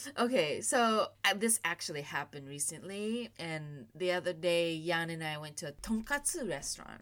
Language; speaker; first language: English; early bilingual, other home language; Japanese